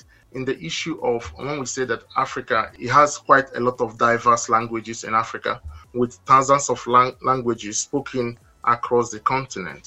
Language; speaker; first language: English; non-native, local second language; Igbo